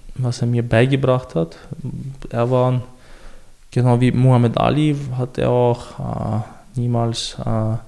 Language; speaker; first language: German; early bilingual, other home language; Chechen